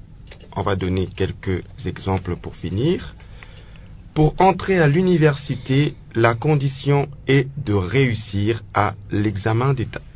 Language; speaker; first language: French; non-native, local second language; Lingala